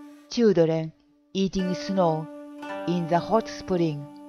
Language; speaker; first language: English; non-native, fluent; Japanese